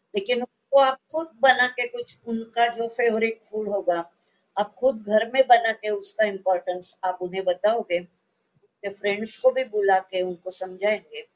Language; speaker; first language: Hindi; non-native, local second language; Marathi